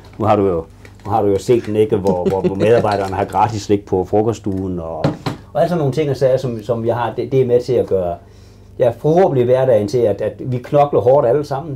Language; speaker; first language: Danish; native; Danish